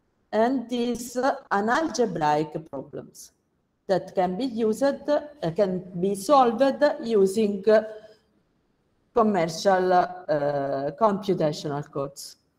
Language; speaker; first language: English; non-native, fluent; Italian